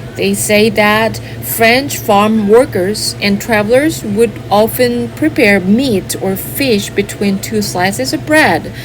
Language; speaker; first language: English; non-native, fluent; Korean